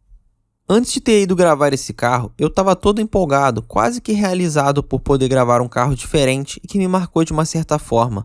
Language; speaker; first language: Portuguese; native; Portuguese